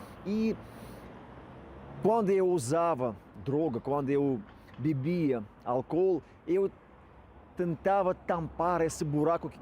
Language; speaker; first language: Portuguese; non-native, fluent; Russian